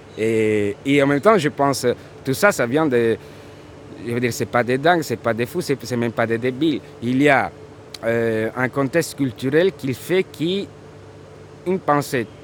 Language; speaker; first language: French; non-native, fluent; Italian